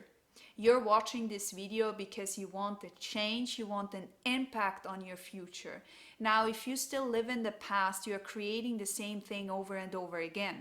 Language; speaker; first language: English; non-native, fluent; German